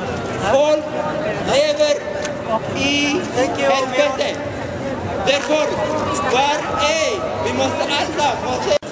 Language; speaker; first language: Swedish; non-native, learner; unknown